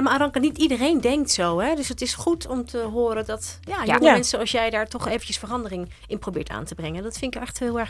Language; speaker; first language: Dutch; native; Dutch